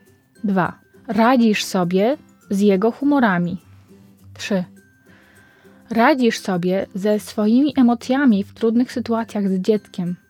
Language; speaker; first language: Polish; native; Polish